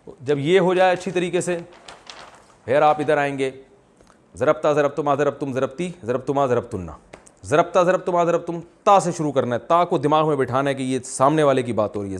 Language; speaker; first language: Urdu; native; Urdu